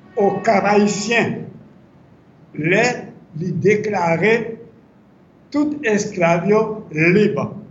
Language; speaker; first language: French; non-native, local second language; Haitian Creole